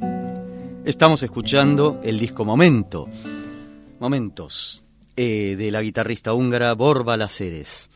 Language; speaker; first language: Spanish; native; Spanish